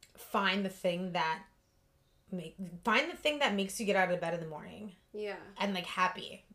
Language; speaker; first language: English; early bilingual, other home language; Russian